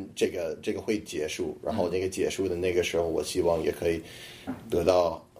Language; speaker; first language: Chinese; non-native, fluent; English